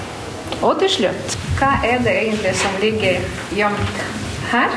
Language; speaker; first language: Norwegian; non-native, fluent; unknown